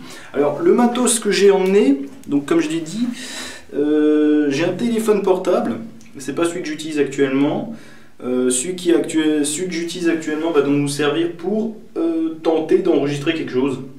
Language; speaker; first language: French; native; French